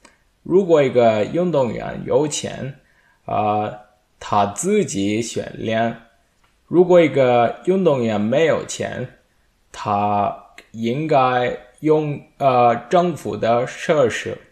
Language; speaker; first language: Chinese; non-native, learner; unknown